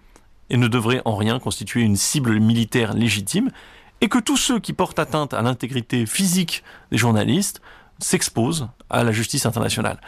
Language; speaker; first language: French; native; French